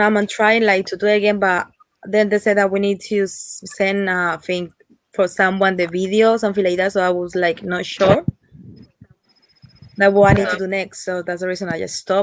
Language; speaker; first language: English; non-native, learner; Spanish